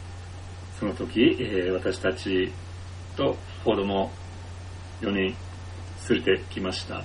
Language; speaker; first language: Japanese; non-native, fluent; English